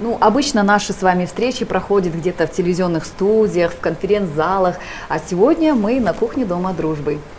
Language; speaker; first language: Russian; native; Russian